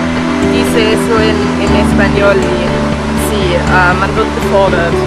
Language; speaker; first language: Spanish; non-native, learner; German